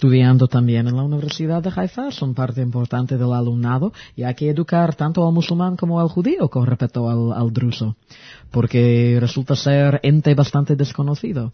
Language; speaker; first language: Spanish; early bilingual, heritage; Spanish